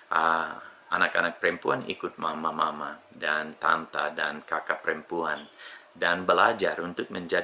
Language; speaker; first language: Indonesian; non-native, fluent; English